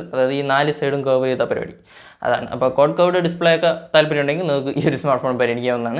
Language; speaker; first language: Malayalam; native; Malayalam